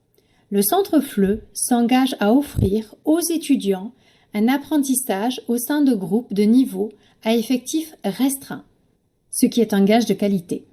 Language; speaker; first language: French; native; French